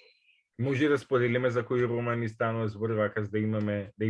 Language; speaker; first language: Macedonian; native; Macedonian